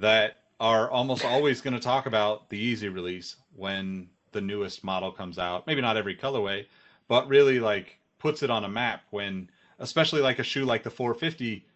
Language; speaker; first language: English; native; English